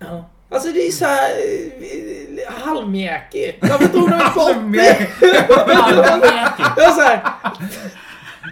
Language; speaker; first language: Swedish; native; Swedish